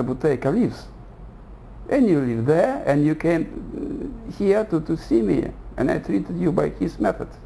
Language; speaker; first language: English; non-native, fluent; Russian